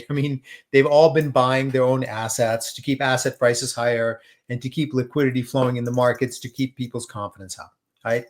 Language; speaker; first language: English; native; English